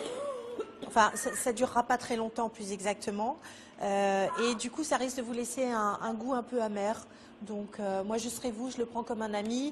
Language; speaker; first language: French; native; French